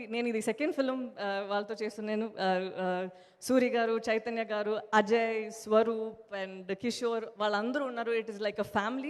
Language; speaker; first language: Telugu; non-native, local second language; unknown